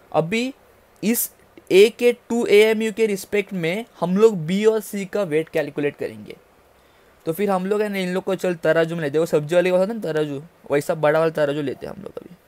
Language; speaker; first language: Hindi; native; Hindi